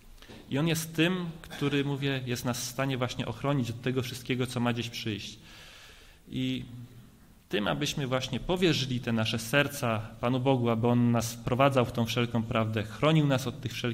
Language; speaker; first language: Polish; native; Polish